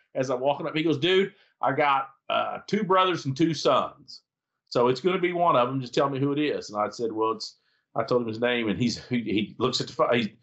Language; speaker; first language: English; native; English